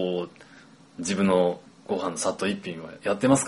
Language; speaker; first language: Japanese; native; Japanese